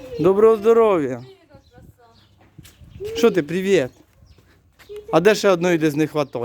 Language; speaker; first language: Ukrainian; native; Ukrainian